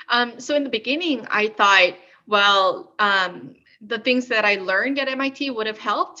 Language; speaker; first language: English; early bilingual, other home language; Korean